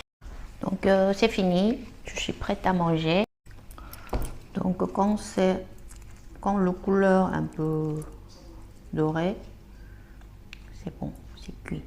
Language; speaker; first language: French; non-native, learner; Korean